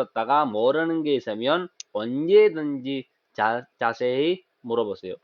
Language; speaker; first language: Korean; non-native, fluent; Sinhala